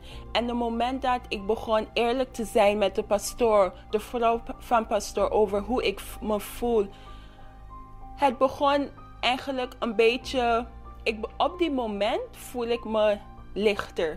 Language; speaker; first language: Dutch; non-native, local second language; English